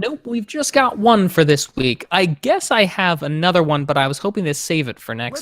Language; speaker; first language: English; native; English